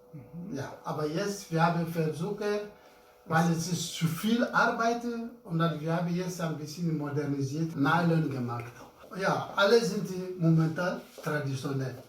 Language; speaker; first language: German; non-native, learner; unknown